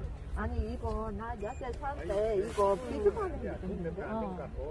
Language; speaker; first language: Korean; non-native, learner; Vietnamese